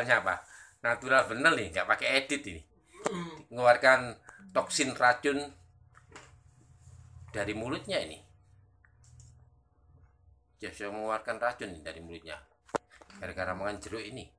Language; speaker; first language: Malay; non-native, local second language; Javanese